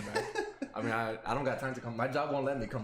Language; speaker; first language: English; native; English